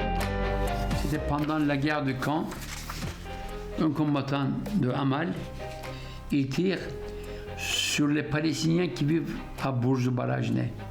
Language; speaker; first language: French; non-native, fluent; Turkish